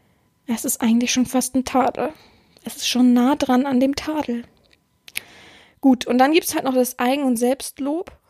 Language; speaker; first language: German; native; German